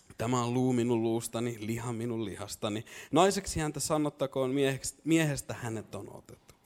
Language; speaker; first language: Finnish; native; Finnish